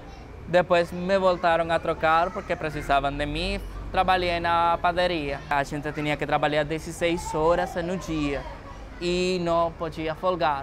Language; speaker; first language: Portuguese; non-native, fluent; Spanish